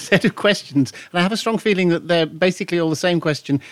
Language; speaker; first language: English; native; English